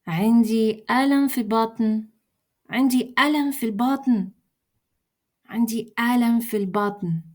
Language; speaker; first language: Arabic; non-native, fluent; Russian